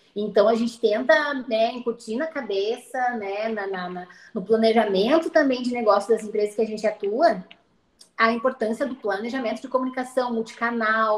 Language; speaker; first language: Portuguese; native; Portuguese